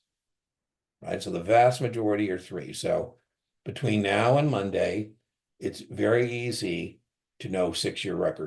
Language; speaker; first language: English; native; English